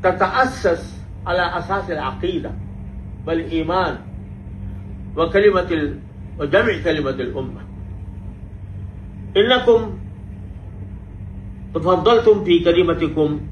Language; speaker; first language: Arabic; non-native, fluent; Urdu